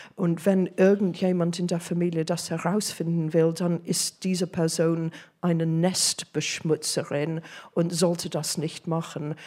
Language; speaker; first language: German; non-native, fluent; English